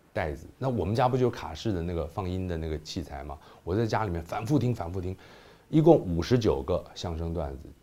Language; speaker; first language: Chinese; native; Chinese